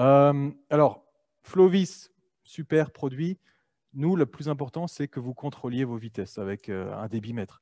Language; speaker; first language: French; native; French